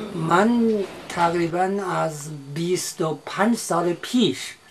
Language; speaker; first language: Persian; non-native, fluent; Chinese